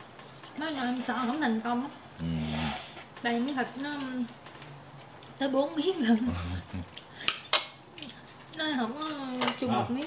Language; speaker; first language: Korean; non-native, learner; Vietnamese